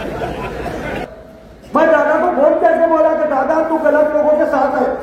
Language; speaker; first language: Hindi; non-native, local second language; Marathi